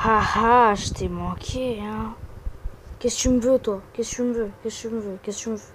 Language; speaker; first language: French; native; French